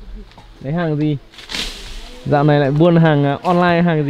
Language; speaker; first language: Vietnamese; native; Vietnamese